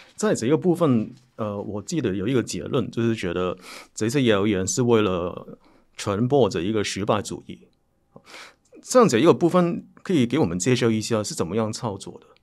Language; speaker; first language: Chinese; non-native, local second language; Cantonese